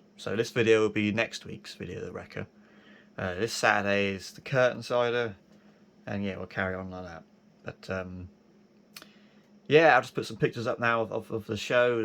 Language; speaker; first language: English; native; English